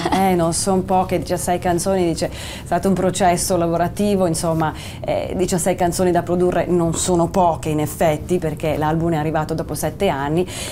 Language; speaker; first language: Italian; native; Italian